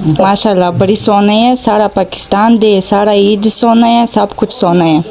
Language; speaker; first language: Punjabi; non-native, learner; Greek